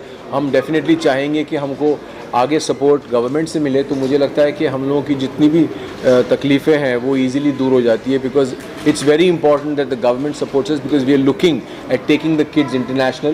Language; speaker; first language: Hindi; native; Hindi